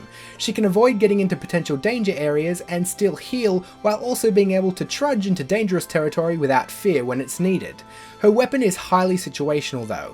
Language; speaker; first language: English; native; English